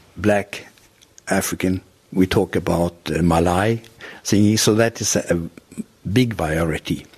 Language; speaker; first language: English; non-native, fluent; Norwegian